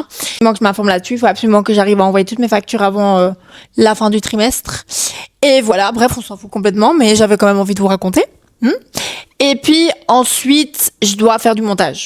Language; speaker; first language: French; native; French